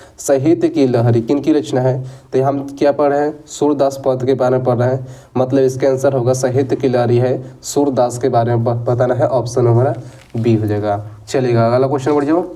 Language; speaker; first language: Hindi; native; Hindi